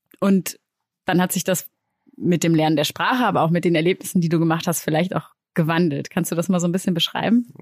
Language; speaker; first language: German; native; German